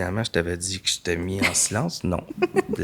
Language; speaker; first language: French; native; French